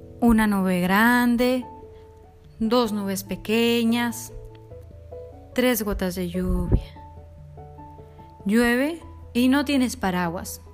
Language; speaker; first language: Spanish; native; Spanish